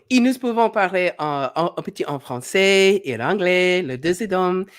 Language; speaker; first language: French; non-native, learner; English